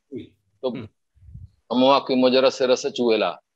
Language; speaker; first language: Hindi; native; Hindi